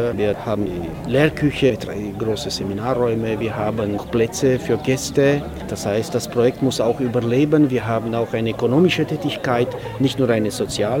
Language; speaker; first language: German; non-native, fluent; Romanian